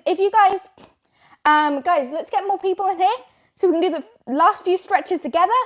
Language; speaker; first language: English; native; English